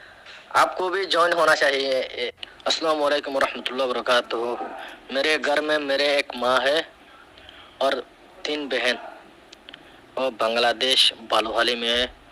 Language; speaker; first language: Hindi; non-native, learner; Rohingya